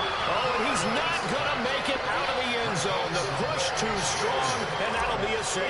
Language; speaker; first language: English; native; English